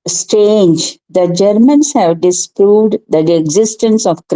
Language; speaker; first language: English; non-native, local second language; Tamil